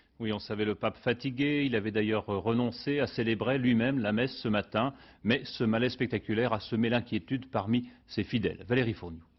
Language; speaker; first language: French; native; French